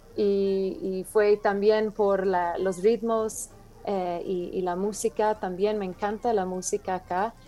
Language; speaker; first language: Spanish; non-native, fluent; English